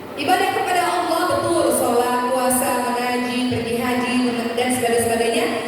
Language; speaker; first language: Indonesian; native; Indonesian